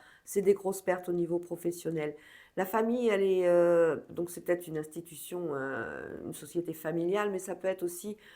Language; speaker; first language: French; native; French